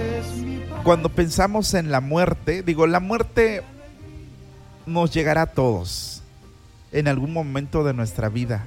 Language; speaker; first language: Spanish; native; Spanish